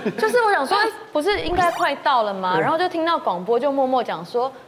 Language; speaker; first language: Chinese; native; Chinese